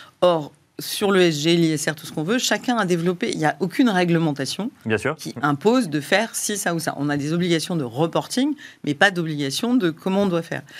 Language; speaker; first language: French; native; French